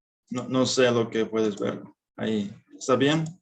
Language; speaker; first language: Spanish; non-native, fluent; English